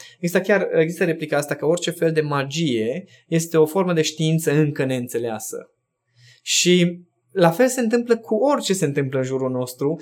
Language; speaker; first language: Romanian; non-native, local second language; Hungarian